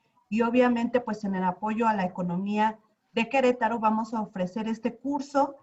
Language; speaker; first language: Spanish; native; Spanish